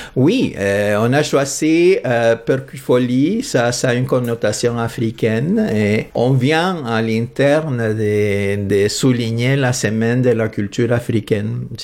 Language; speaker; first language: French; non-native, fluent; Spanish